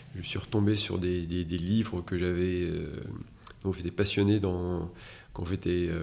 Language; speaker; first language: French; native; French